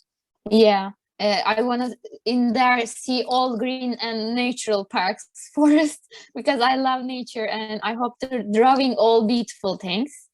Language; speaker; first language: English; non-native, learner; Turkish